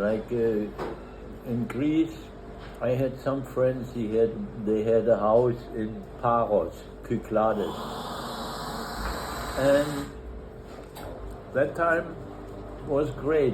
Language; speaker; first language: English; non-native, fluent; German